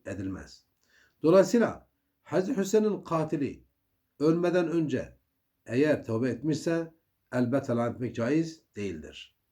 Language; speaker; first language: Turkish; native; Turkish